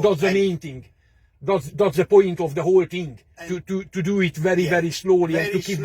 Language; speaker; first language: English; non-native, fluent; Hungarian